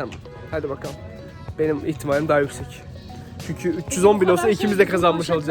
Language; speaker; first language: Turkish; native; Turkish